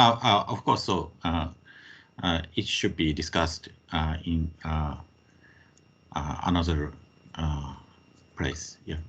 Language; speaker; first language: English; non-native, fluent; Japanese